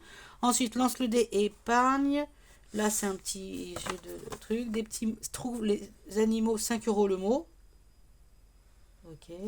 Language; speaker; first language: French; native; French